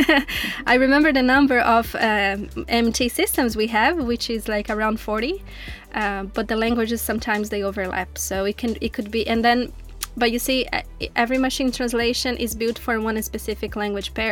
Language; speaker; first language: English; non-native, fluent; Portuguese